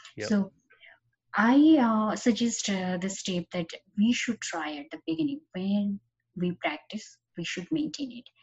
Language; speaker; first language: English; non-native, local second language; Bangla